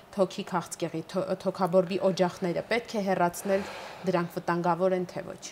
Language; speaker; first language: Armenian; native; Armenian